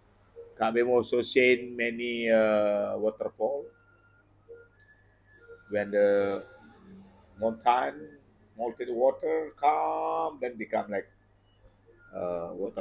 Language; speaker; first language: English; non-native, learner; Indonesian